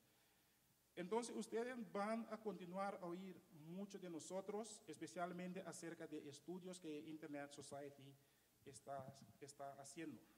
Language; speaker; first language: Spanish; non-native, fluent; Papiamento